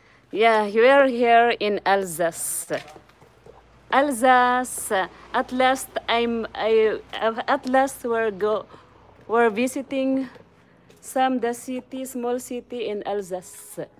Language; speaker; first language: English; non-native, local second language; Filipino